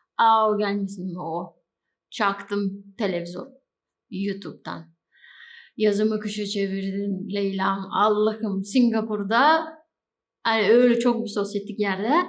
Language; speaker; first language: Turkish; native; Turkish